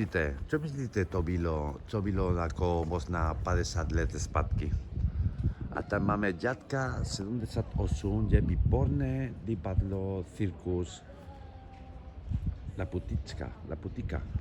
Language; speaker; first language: Czech; non-native, learner; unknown